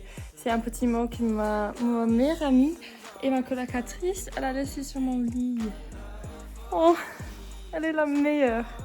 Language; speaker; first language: French; non-native, learner; English